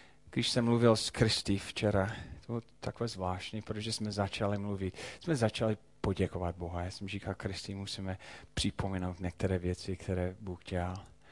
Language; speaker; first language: Czech; non-native, fluent; English